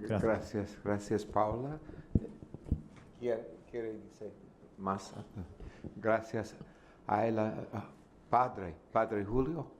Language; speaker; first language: Spanish; non-native, learner; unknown